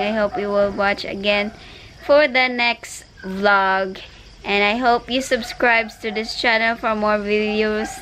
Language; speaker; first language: English; non-native, local second language; Cebuano